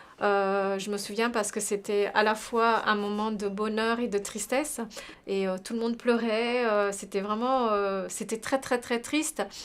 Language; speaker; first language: French; early bilingual, other home language; Kabuverdianu